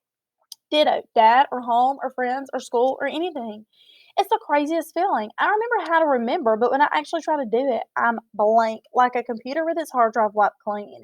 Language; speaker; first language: English; native; English